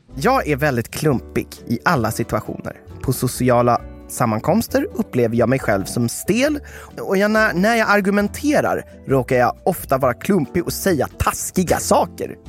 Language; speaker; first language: Swedish; native; Swedish